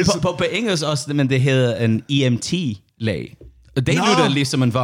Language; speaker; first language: Danish; non-native, learner; English